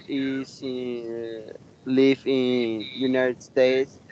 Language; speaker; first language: English; non-native, learner; Spanish